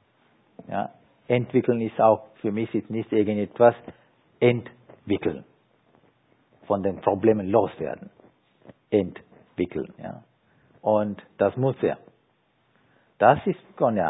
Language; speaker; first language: German; non-native, fluent; Sinhala